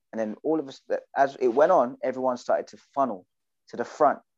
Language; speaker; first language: English; native; English